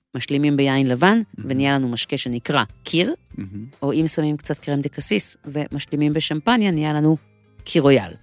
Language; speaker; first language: Hebrew; native; Hebrew